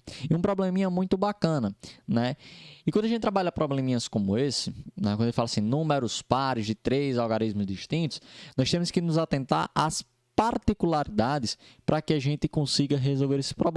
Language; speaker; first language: Portuguese; native; Portuguese